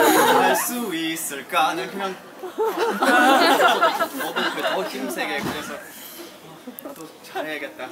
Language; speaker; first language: Korean; early bilingual, heritage; English